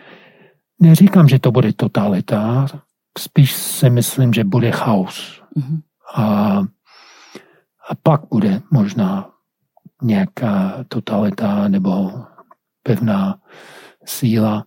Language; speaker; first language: Czech; non-native, fluent; English